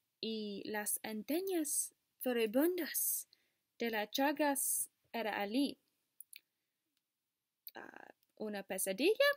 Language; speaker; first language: Spanish; non-native, learner; English